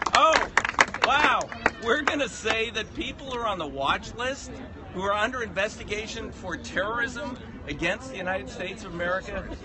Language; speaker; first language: English; native; English